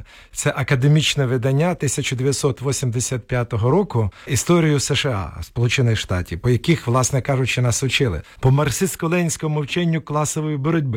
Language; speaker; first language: Ukrainian; native; Ukrainian